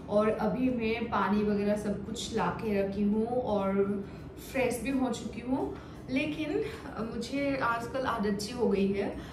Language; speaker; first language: Hindi; non-native, local second language; Bodo